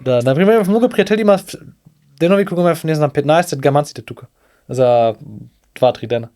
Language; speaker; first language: Macedonian; non-native, learner; German